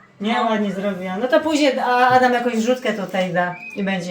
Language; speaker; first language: Polish; native; Polish